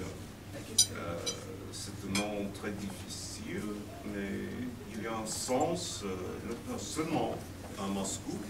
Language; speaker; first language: French; non-native, fluent; English